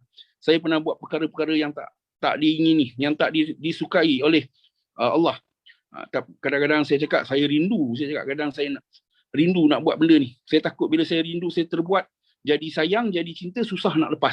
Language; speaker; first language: Indonesian; non-native, local second language; Malay